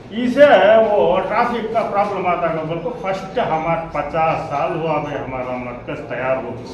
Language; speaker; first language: Hindi; non-native, local second language; Urdu